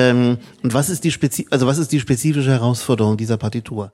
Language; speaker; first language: German; native; German